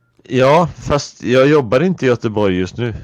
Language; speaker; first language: Swedish; native; Swedish